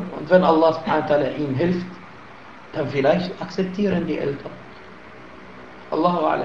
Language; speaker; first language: German; non-native, fluent; Arabic